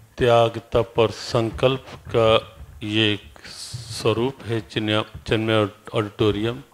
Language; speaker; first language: Hindi; native; Hindi